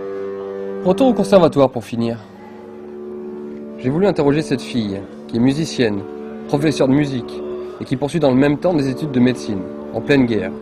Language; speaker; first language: French; native; French